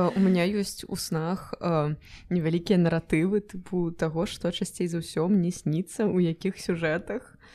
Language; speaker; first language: Belarusian; non-native, local second language; Russian